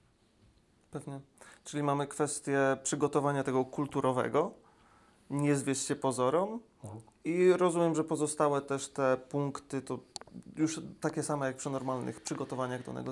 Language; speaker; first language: Polish; native; Polish